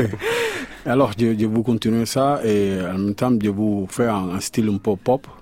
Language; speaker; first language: French; non-native, learner; Spanish